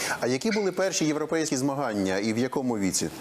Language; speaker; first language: Ukrainian; native; Ukrainian